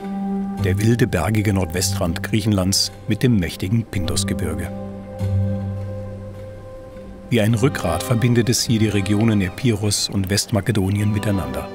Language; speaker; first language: German; native; German